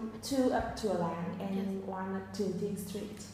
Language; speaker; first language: English; non-native, fluent; Vietnamese